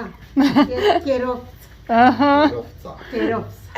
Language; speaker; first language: Polish; non-native, learner; Greek